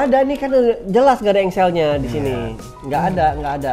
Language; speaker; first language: Indonesian; native; Indonesian